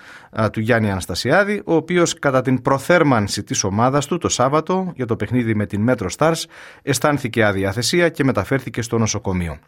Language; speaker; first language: Greek; native; Greek